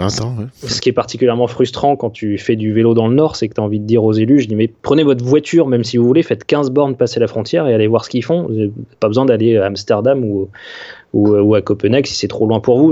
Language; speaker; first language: French; native; French